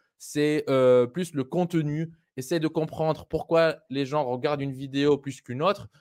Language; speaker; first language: French; non-native, local second language; Arabic